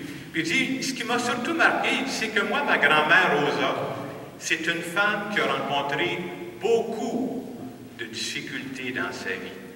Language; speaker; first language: French; native; French